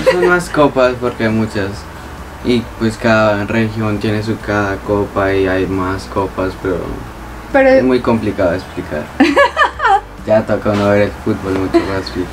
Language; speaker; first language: Spanish; early bilingual, heritage; Spanish